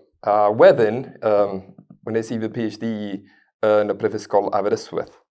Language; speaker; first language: Welsh; non-native, learner; Spanish